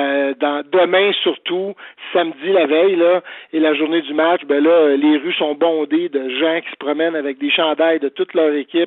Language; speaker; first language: French; native; French